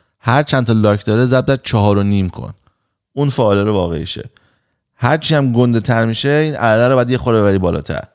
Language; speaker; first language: Persian; native; Persian